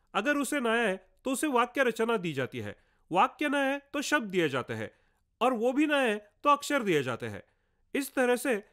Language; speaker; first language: Hindi; non-native, local second language; Marathi